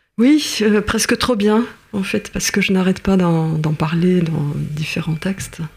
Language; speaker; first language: French; non-native, fluent; Russian